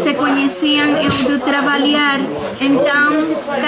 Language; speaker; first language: Portuguese; non-native, learner; Spanish